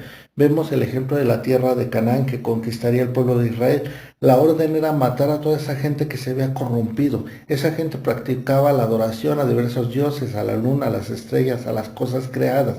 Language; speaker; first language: Spanish; native; Spanish